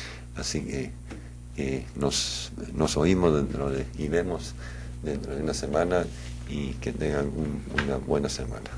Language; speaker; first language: Spanish; native; Spanish